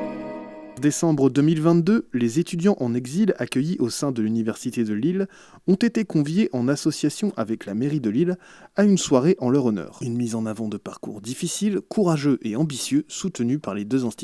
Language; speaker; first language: French; native; French